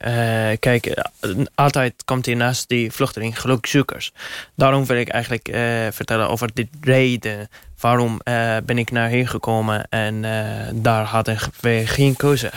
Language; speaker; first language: Dutch; non-native, learner; Arabic